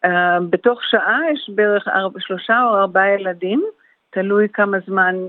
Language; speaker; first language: Hebrew; early bilingual, heritage; Hebrew